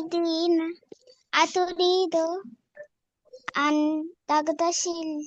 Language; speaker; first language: Arabic; non-native, learner; Bangla